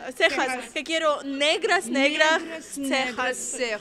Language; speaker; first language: Spanish; non-native, learner; Russian